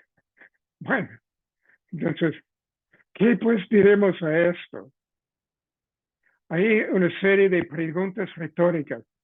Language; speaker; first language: Spanish; non-native, fluent; English